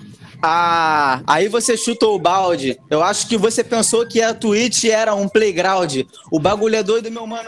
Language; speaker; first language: Portuguese; native; Portuguese